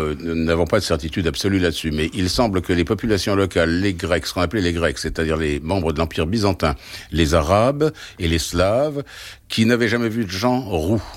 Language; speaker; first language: French; native; French